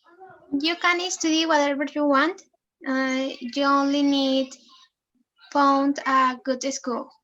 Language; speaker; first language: English; non-native, learner; Spanish